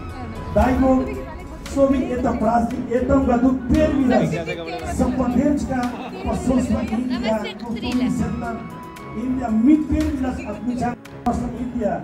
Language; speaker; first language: Russian; non-native, learner; Uzbek